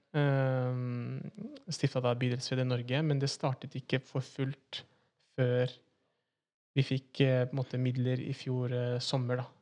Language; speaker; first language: Norwegian; early bilingual, other home language; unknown